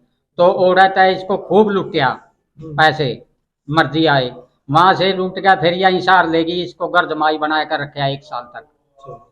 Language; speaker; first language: Hindi; non-native, local second language; Haryanvi